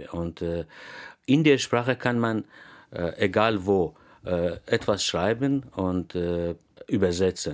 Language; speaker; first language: German; non-native, fluent; Persian